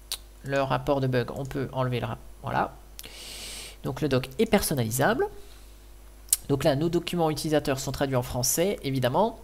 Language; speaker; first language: French; native; French